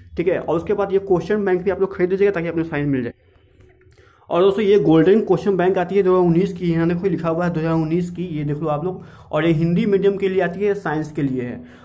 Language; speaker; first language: Hindi; native; Hindi